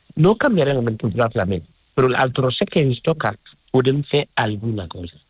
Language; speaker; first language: Catalan; non-native, fluent; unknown